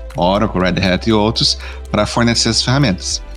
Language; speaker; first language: Portuguese; native; Portuguese